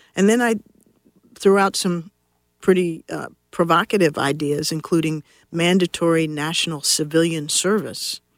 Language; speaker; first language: English; native; English